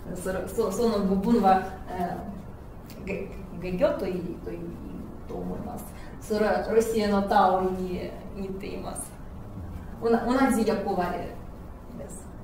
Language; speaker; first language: Japanese; non-native, fluent; Russian